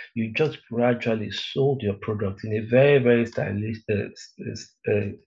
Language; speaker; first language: English; native; English